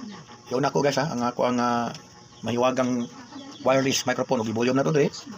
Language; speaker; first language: Cebuano; native; Cebuano